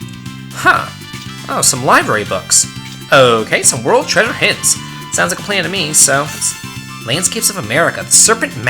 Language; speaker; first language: English; native; English